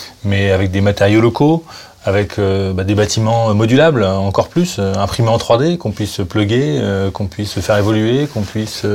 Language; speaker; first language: French; native; French